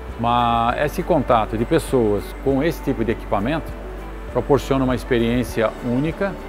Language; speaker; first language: Portuguese; early bilingual, other home language; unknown